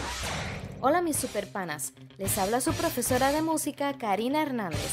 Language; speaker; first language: Spanish; native; Spanish